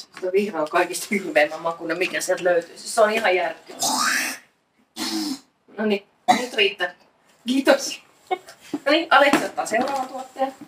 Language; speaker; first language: Finnish; native; Finnish